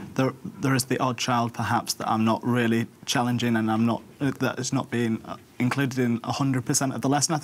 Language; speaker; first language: English; native; English